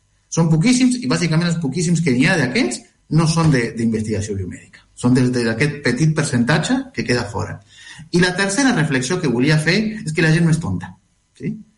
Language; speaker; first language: Catalan; non-native, fluent; Spanish